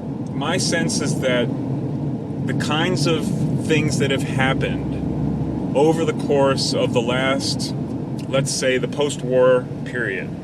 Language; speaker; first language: English; native; English